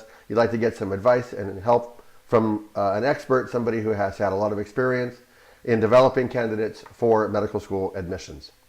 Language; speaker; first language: English; native; English